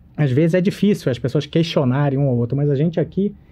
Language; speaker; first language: Portuguese; native; Portuguese